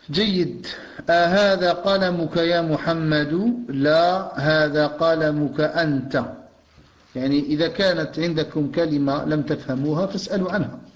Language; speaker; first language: Arabic; non-native, fluent; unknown